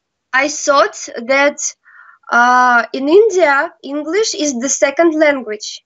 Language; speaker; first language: English; non-native, learner; Russian